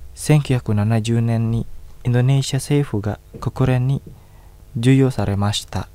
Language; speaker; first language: Japanese; non-native, fluent; Indonesian